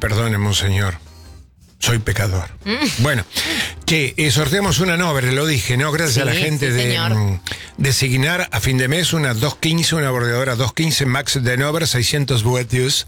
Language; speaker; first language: Spanish; native; Spanish